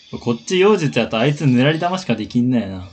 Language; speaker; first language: Japanese; native; Japanese